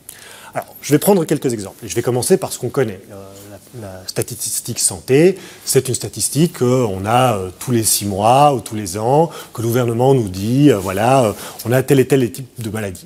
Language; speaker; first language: French; native; French